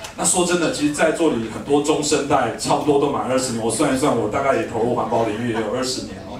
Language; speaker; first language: Chinese; native; Chinese